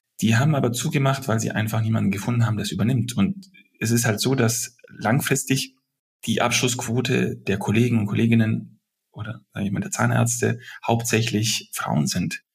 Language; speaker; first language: German; early bilingual, other home language; Serbian